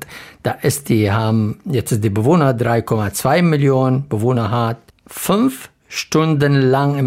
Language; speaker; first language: German; non-native, learner; Arabic